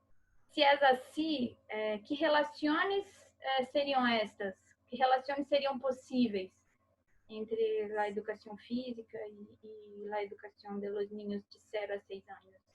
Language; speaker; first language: Spanish; non-native, learner; Portuguese